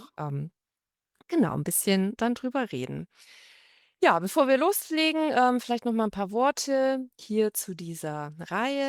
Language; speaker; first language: German; native; German